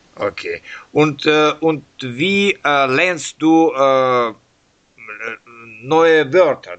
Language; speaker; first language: German; non-native, learner; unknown